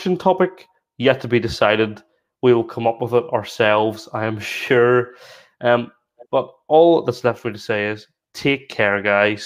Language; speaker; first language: English; native; English